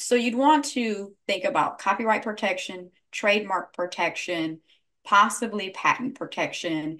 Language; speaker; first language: English; native; English